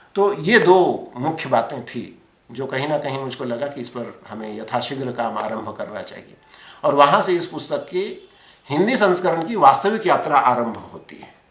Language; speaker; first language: Hindi; non-native, local second language; Marathi